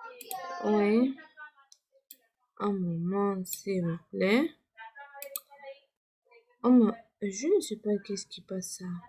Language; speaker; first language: French; non-native, fluent; Spanish